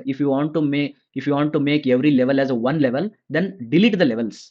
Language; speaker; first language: English; non-native, local second language; Kannada